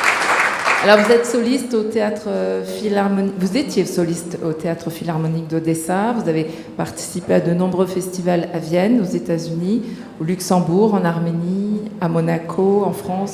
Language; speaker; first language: French; native; French